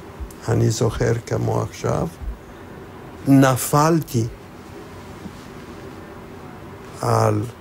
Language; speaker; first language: Hebrew; non-native, fluent; Romanian